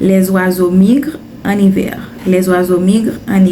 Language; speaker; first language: French; non-native, learner; Haitian Creole